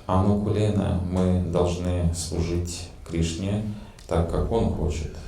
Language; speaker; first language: Russian; native; Russian